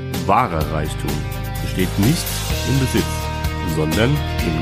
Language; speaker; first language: German; native; German